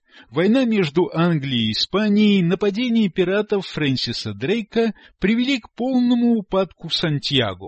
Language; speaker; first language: Russian; native; Russian